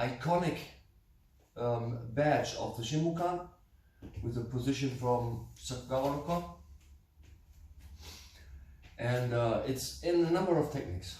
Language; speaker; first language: English; non-native, fluent; German